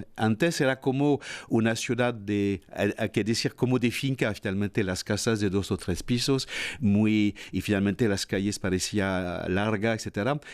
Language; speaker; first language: Spanish; non-native, fluent; French